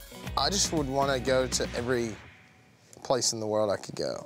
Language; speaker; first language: English; native; English